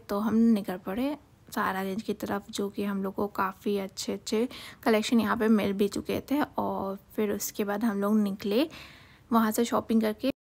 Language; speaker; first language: Hindi; native; Hindi